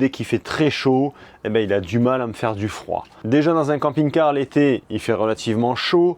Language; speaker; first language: French; native; French